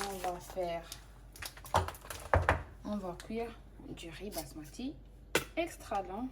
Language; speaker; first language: French; non-native, local second language; Malagasy